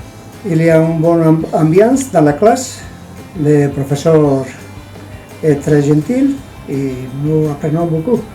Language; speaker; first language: French; non-native, learner; Basque